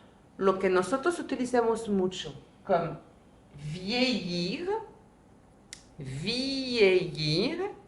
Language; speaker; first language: Spanish; non-native, fluent; French